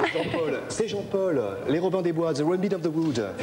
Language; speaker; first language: French; native; French